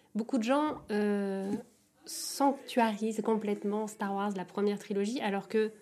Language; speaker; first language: French; native; French